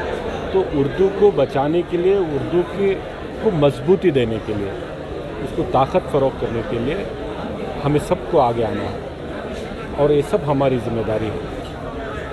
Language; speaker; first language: Urdu; native; Urdu